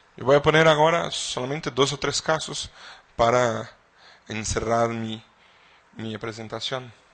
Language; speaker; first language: Spanish; non-native, fluent; Portuguese